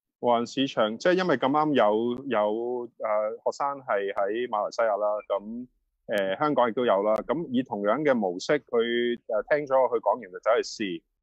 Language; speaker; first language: Cantonese; native; Cantonese